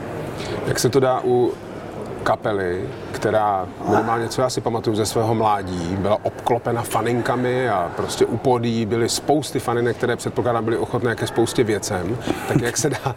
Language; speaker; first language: Czech; native; Czech